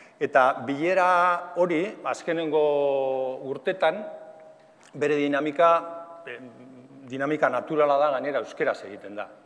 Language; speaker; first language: Basque; native; Basque